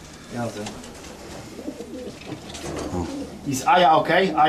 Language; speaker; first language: German; non-native, learner; Polish